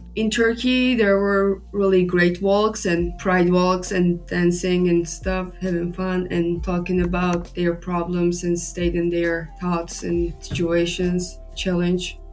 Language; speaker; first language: English; non-native, fluent; Turkish